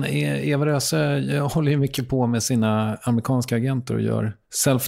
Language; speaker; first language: Swedish; native; Swedish